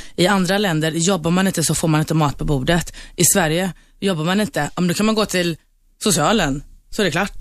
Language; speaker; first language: Swedish; early bilingual, other home language; Turkish